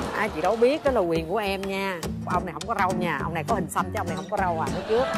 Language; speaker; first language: Vietnamese; native; Vietnamese